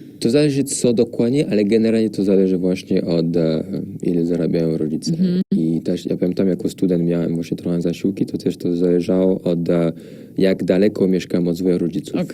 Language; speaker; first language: Polish; non-native, fluent; French